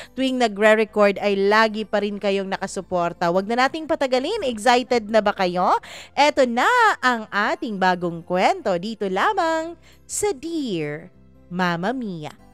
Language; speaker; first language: Filipino; non-native, local second language; Cebuano